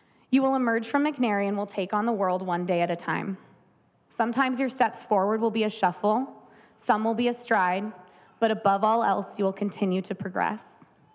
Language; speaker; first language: English; native; English